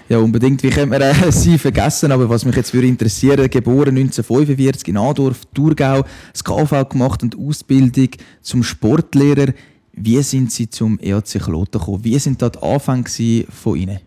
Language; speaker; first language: German; native; German